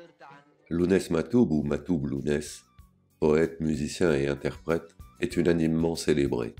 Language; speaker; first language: French; native; French